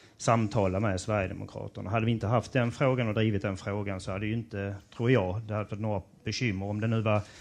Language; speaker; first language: Swedish; native; Swedish